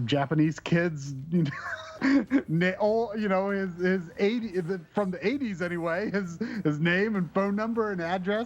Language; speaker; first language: English; native; English